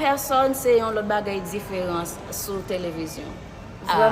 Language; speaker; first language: French; non-native, learner; Haitian Creole